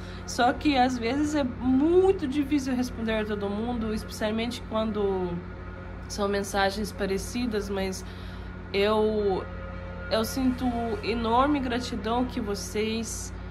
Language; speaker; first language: Portuguese; non-native, fluent; Russian